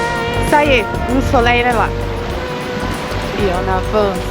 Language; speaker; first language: French; non-native, fluent; Portuguese